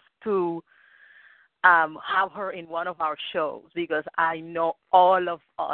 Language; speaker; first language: English; non-native, fluent; Spanish